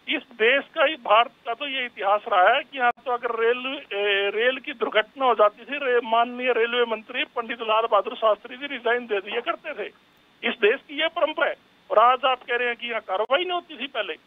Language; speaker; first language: Hindi; native; Hindi